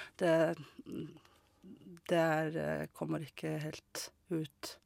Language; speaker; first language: Norwegian; non-native, learner; Mongolian